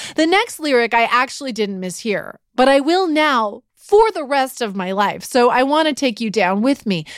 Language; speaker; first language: English; native; English